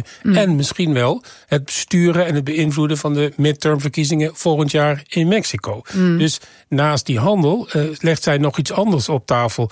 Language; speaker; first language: Dutch; native; Dutch